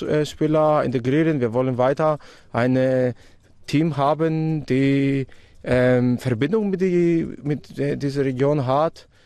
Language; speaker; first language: German; non-native, fluent; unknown